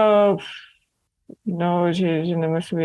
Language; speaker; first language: French; non-native, learner; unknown